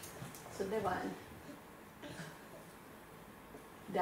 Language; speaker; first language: Swedish; native; Swedish